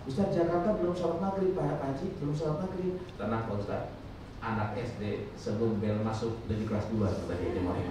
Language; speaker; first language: Indonesian; native; Indonesian